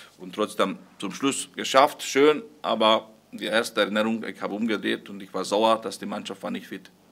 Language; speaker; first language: German; non-native, fluent; Hungarian